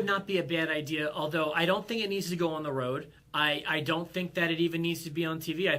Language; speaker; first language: English; native; English